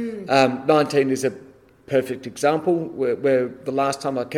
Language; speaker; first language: English; native; English